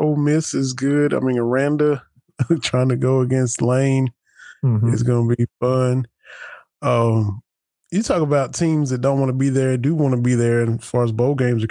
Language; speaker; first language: English; native; English